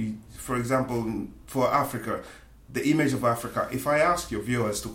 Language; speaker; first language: English; non-native, local second language; Swahili